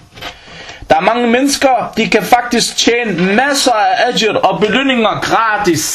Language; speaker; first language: Danish; early bilingual, other home language; Arabic